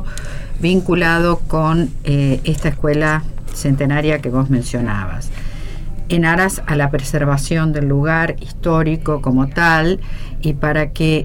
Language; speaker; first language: Spanish; native; Spanish